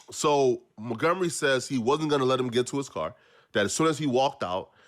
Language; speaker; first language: English; native; English